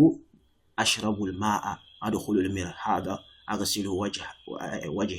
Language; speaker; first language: Arabic; non-native, fluent; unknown